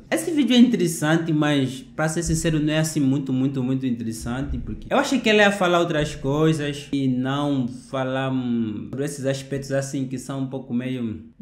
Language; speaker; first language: Portuguese; native; Portuguese